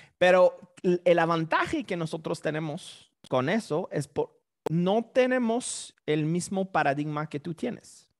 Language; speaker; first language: Spanish; non-native, fluent; French